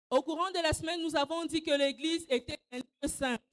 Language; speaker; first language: French; non-native, local second language; Swahili